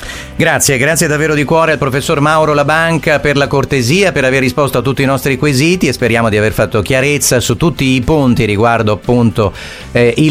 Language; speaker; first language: Italian; native; Italian